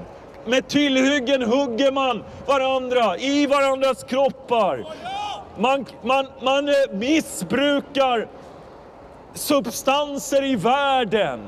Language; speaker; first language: Swedish; non-native, fluent; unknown